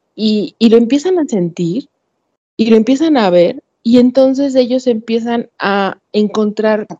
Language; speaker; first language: Spanish; native; Spanish